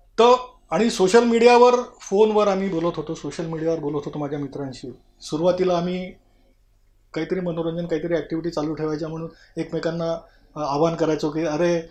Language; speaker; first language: Marathi; native; Marathi